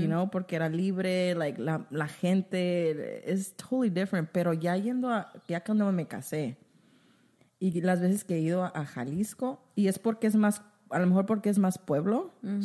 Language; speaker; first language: Spanish; early bilingual, heritage; Spanish